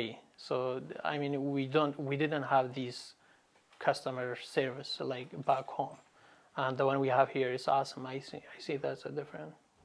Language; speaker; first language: English; non-native, fluent; Arabic